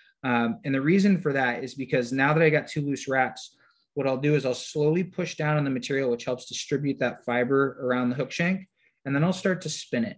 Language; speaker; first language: English; native; English